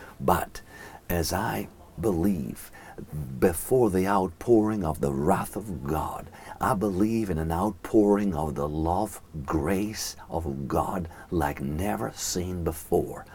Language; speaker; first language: English; native; English